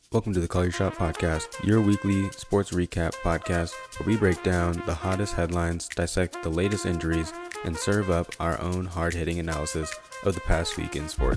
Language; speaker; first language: English; native; English